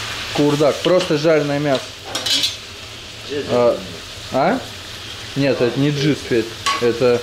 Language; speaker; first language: Russian; native; Russian